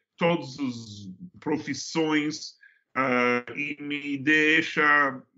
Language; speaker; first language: Portuguese; non-native, fluent; English